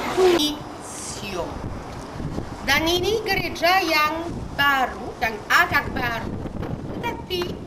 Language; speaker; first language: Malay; non-native, fluent; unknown